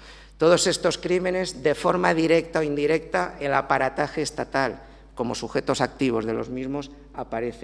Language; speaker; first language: Spanish; native; Spanish